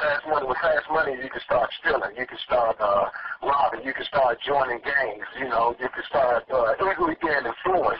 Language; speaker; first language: English; native; English